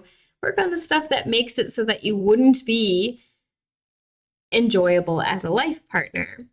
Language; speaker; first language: English; native; English